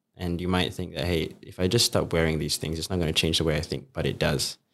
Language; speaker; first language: English; native; English